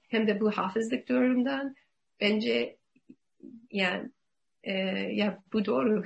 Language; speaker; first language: Turkish; non-native, learner; English